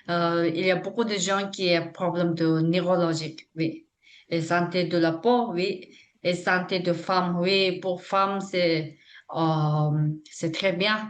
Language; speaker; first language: French; non-native, learner; Tibetan